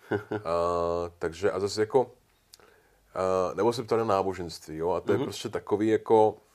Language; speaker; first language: Czech; native; Czech